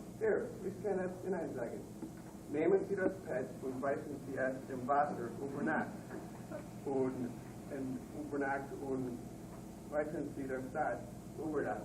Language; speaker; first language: German; non-native, learner; English